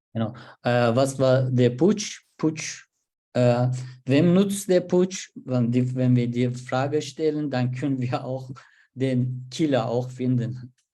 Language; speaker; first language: German; non-native, learner; Turkish